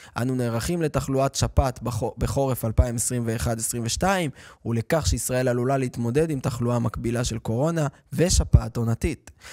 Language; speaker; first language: Hebrew; native; Hebrew